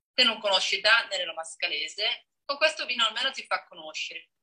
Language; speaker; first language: Italian; non-native, fluent; Danish